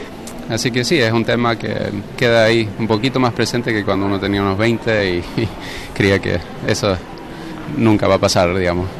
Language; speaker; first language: Spanish; non-native, fluent; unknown